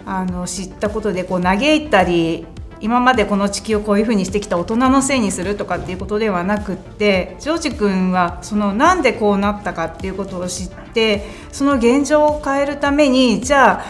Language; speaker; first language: Japanese; native; Japanese